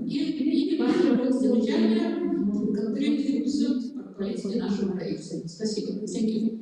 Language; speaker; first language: Russian; native; Russian